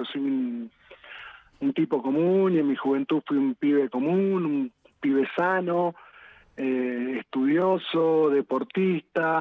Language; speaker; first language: Spanish; native; Spanish